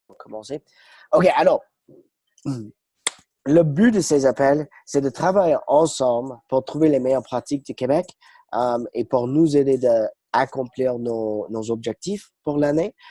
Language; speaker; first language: French; non-native, fluent; English